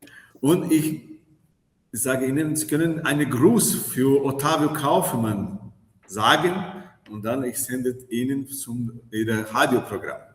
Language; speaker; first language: German; non-native, learner; Portuguese